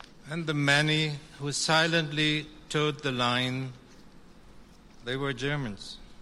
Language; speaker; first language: English; non-native, fluent; German